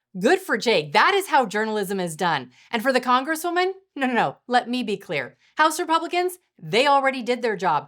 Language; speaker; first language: English; native; English